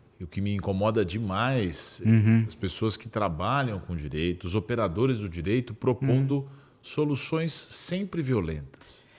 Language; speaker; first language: Portuguese; native; Portuguese